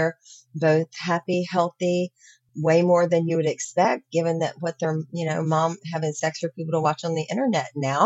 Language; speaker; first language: English; native; English